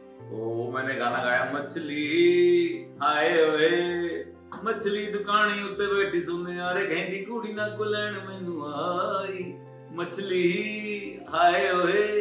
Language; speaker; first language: Hindi; non-native, local second language; Punjabi